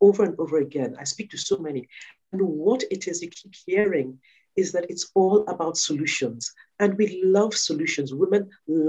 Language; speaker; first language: English; non-native, local second language; Yoruba